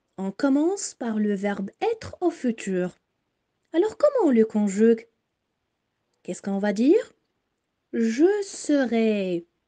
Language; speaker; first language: French; non-native, local second language; Arabic